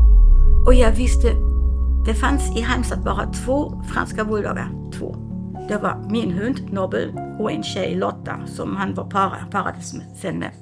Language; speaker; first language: Swedish; non-native, fluent; German